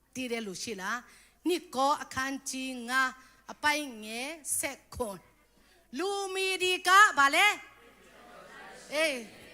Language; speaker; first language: Burmese; non-native, local second language; Tedim Chin